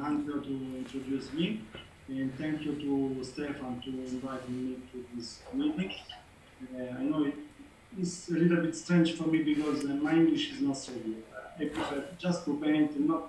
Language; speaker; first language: English; non-native, learner; Italian